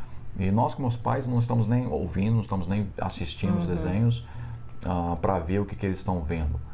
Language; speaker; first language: Portuguese; non-native, fluent; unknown